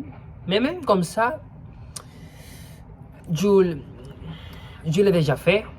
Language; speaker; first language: French; non-native, fluent; Spanish